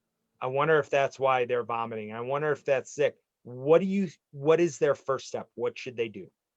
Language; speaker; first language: English; native; English